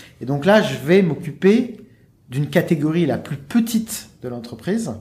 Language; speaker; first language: French; native; French